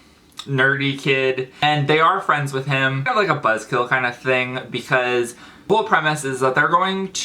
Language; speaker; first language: English; native; English